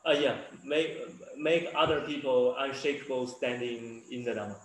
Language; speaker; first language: English; non-native, learner; Chinese